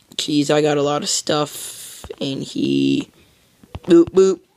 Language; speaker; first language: English; native; English